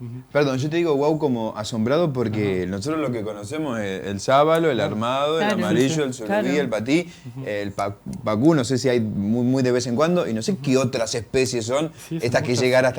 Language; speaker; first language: Spanish; native; Spanish